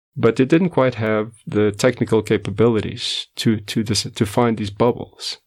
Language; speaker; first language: English; non-native, fluent; Portuguese